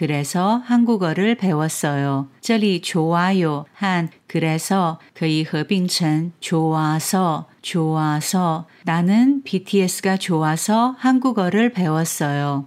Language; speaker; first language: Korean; non-native, fluent; Chinese